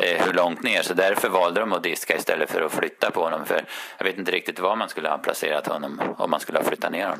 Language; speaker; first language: Swedish; native; Swedish